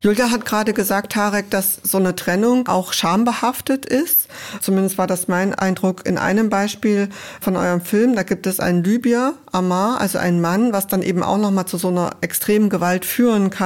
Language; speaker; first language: German; native; German